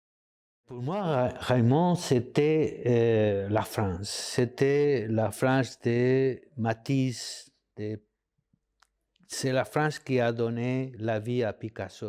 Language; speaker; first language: French; non-native, fluent; Spanish